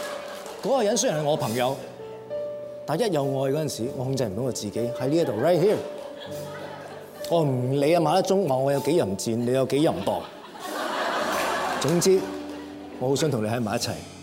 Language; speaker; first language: Cantonese; native; Cantonese